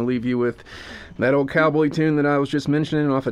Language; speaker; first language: English; native; English